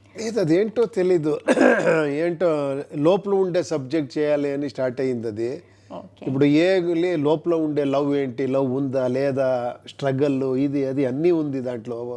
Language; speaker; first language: Telugu; non-native, local second language; Kannada